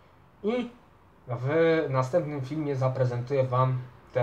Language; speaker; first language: Polish; native; Polish